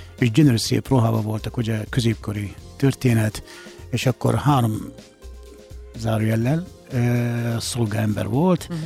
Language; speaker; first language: Hungarian; non-native, fluent; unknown